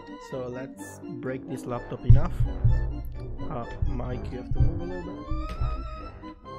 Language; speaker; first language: English; non-native, fluent; Italian